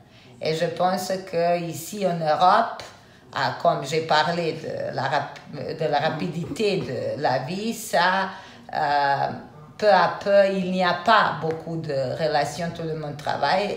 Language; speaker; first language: French; non-native, fluent; Serbian